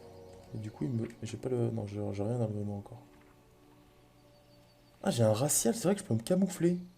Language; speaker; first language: French; native; French